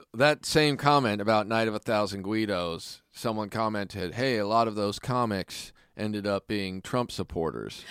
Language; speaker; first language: English; native; English